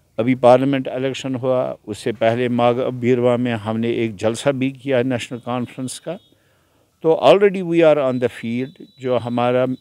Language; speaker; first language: Hindi; non-native, local second language; Kashmiri